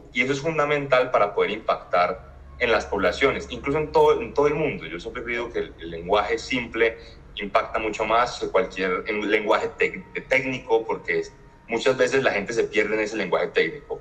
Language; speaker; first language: Spanish; native; Spanish